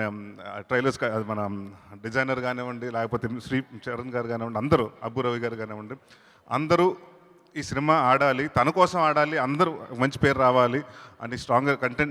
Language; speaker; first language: Telugu; native; Telugu